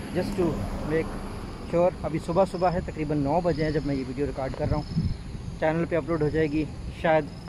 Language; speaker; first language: Urdu; non-native, local second language; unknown